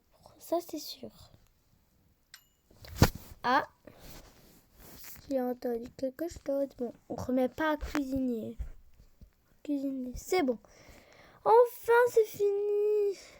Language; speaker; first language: French; native; French